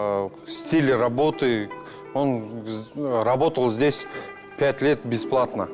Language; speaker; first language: Russian; non-native, local second language; Kazakh